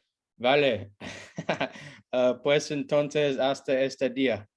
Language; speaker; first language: Spanish; non-native, learner; English